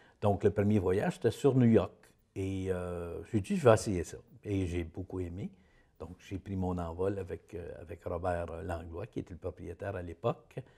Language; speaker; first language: French; native; French